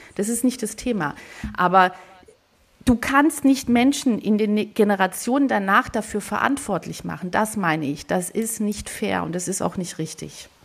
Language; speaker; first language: German; early bilingual, other home language; Greek